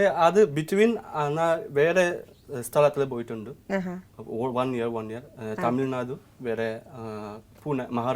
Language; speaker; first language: Malayalam; non-native, learner; Assamese